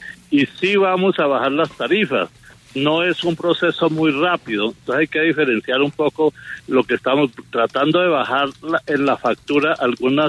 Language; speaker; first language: Spanish; native; Spanish